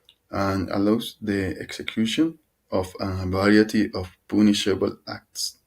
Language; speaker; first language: English; non-native, learner; Spanish